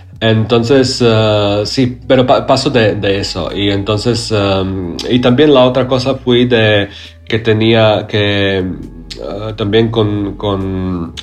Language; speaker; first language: Spanish; non-native, learner; Croatian